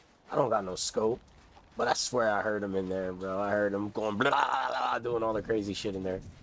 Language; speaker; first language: English; native; English